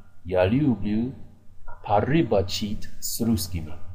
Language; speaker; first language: Russian; non-native, learner; English